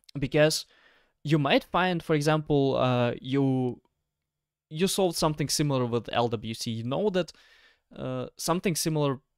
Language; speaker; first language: English; non-native, fluent; Ukrainian